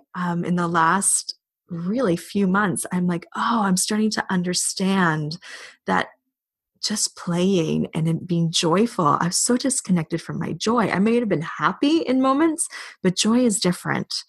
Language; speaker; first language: English; native; English